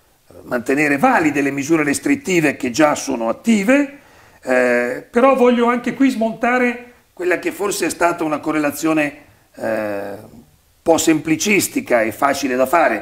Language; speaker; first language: Italian; native; Italian